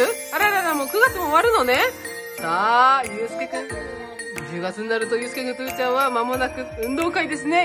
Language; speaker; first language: Japanese; native; Japanese